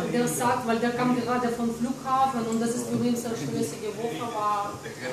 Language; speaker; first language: German; non-native, learner; Russian